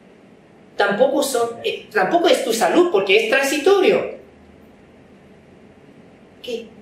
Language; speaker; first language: Spanish; non-native, fluent; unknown